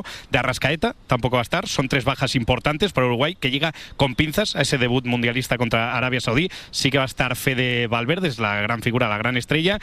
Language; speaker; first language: Spanish; native; Spanish